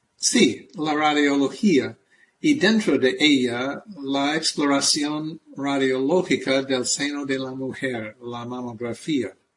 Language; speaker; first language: Spanish; non-native, fluent; English